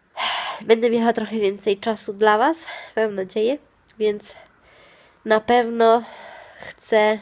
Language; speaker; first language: Polish; non-native, fluent; Italian